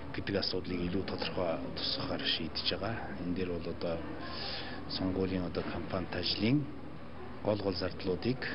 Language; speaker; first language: Mongolian; non-native, local second language; Kazakh